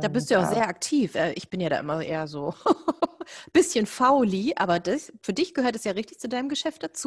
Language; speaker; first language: German; native; German